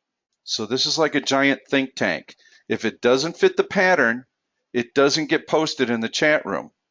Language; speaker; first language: English; native; English